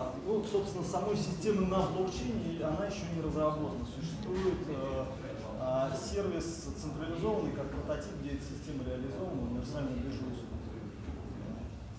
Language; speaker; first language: Russian; native; Russian